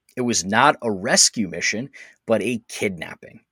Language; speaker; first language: English; native; English